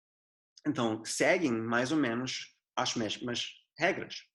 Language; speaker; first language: Portuguese; non-native, fluent; English